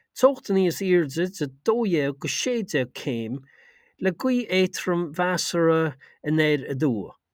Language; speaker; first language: Irish; native; Irish